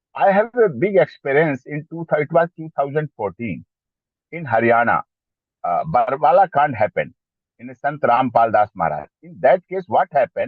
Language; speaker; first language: English; non-native, local second language; Hindi